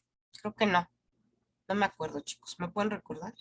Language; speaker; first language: Spanish; native; Spanish